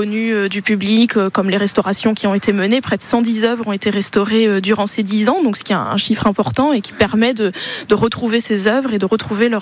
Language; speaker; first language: French; native; French